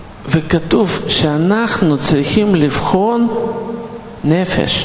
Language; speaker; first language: Hebrew; non-native, fluent; Russian